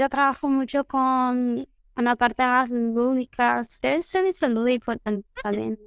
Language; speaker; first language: Spanish; non-native, fluent; Portuguese